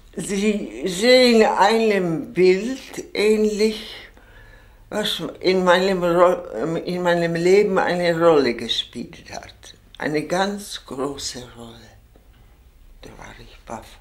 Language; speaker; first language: German; non-native, fluent; Czech